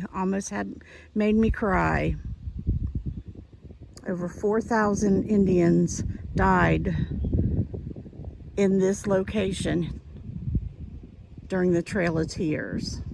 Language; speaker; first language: English; native; English